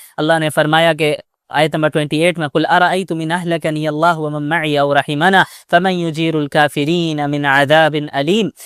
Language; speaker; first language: Urdu; native; Urdu